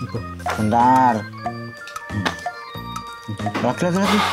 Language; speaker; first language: Indonesian; native; Indonesian